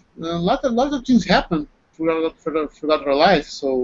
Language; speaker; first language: English; non-native, fluent; Portuguese